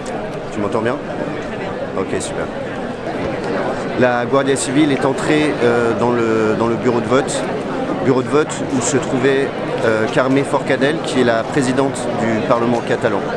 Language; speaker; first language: French; native; French